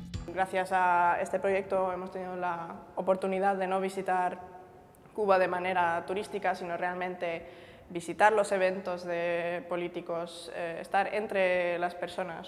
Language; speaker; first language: Spanish; non-native, fluent; German